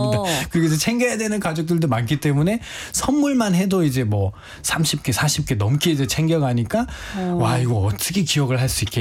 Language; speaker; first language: Korean; non-native, fluent; Nepali